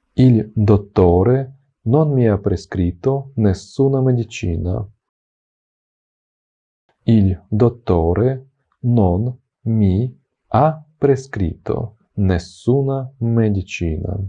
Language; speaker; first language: Italian; non-native, fluent; Ukrainian